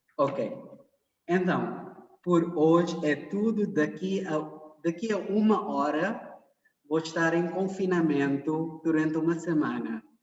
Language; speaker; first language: Portuguese; non-native, fluent; Konkani